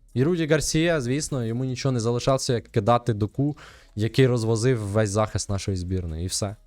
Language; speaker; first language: Ukrainian; native; Ukrainian